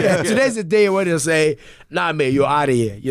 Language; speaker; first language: English; early bilingual, other home language; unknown